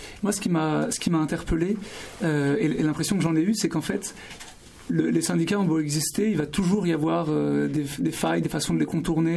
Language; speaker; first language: French; native; French